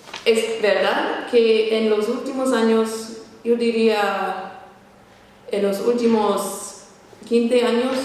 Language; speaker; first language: Spanish; non-native, fluent; English